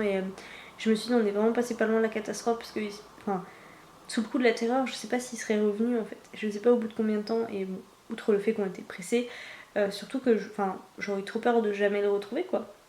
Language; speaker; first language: French; native; French